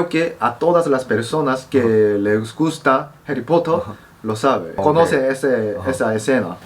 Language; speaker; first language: Spanish; non-native, fluent; Korean